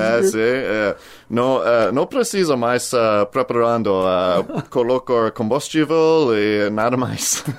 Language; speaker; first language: Portuguese; non-native, learner; English